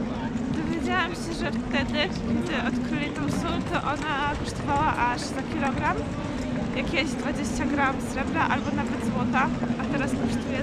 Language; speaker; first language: Polish; native; Polish